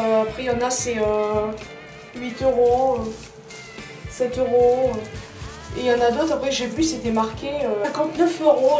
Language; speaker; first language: French; native; French